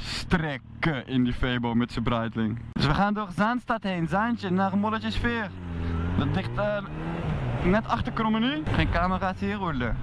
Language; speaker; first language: Dutch; native; Dutch